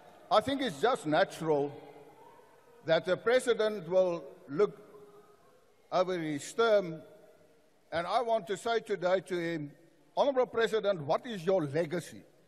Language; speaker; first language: English; non-native, local second language; Afrikaans